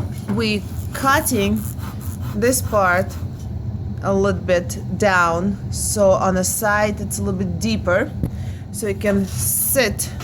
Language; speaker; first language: English; non-native, fluent; Russian